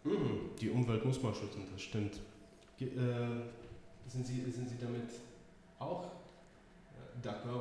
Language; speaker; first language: German; non-native, learner; Czech